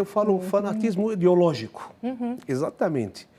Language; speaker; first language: Portuguese; non-native, fluent; Arabic